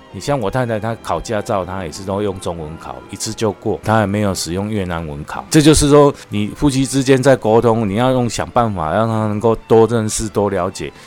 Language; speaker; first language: Chinese; native; Chinese